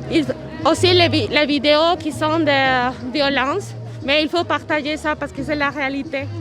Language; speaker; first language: French; non-native, fluent; Spanish